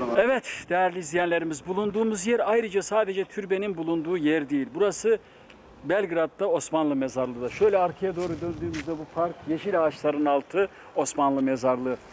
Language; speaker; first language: Turkish; native; Turkish